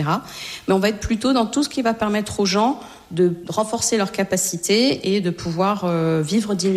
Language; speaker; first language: French; native; French